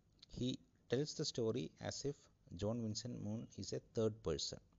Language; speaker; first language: English; non-native, local second language; Malayalam